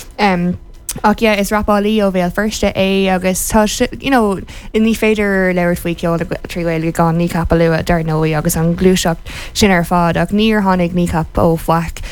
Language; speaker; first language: Irish; non-native, local second language; English